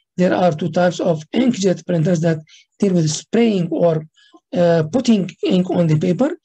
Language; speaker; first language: English; non-native, fluent; Arabic